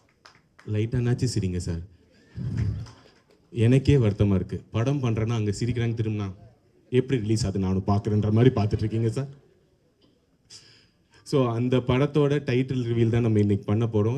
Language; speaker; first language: Tamil; native; Tamil